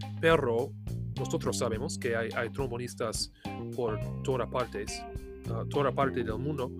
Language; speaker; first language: Spanish; non-native, learner; English